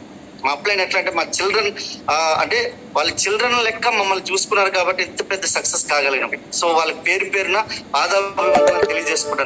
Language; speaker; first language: Telugu; native; Telugu